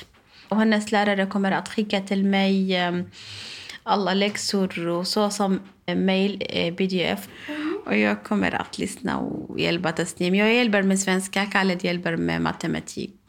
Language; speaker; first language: Swedish; non-native, learner; Arabic